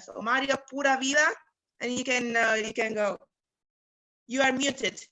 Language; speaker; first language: English; non-native, fluent; Romanian